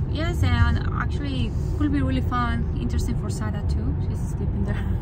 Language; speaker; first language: English; non-native, fluent; Spanish